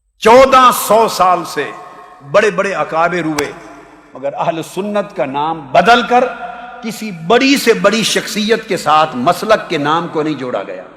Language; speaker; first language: Urdu; native; Urdu